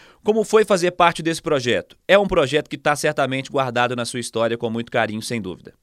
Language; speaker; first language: Portuguese; native; Portuguese